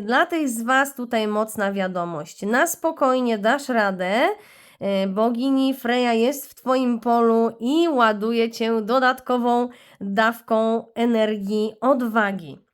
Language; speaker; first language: Polish; native; Polish